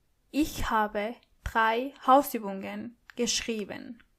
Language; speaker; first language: German; non-native, fluent; English